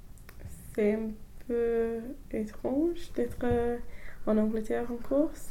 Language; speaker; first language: French; non-native, fluent; English